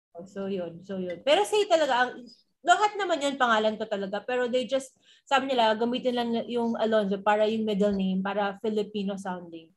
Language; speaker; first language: Filipino; native; Filipino